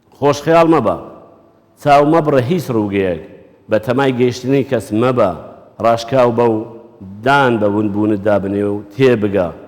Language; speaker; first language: Central Kurdish; native; Central Kurdish